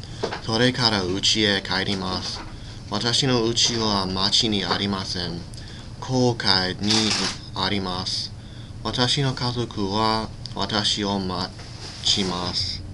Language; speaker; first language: Japanese; non-native, learner; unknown